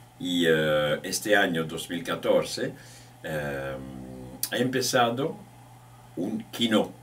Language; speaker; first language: Spanish; non-native, fluent; French